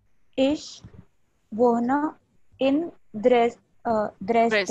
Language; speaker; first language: German; non-native, learner; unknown